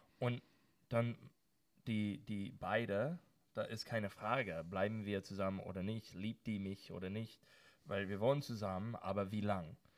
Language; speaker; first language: German; non-native, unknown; English